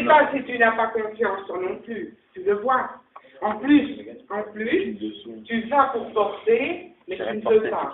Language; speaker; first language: French; native; French